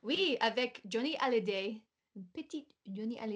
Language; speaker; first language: French; non-native, fluent; English